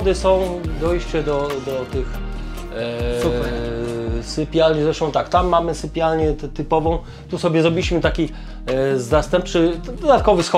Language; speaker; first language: Polish; native; Polish